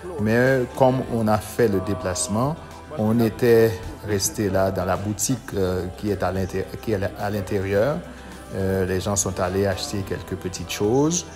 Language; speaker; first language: French; non-native, local second language; Haitian Creole